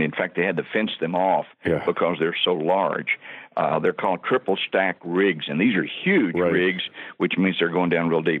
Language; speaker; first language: English; native; English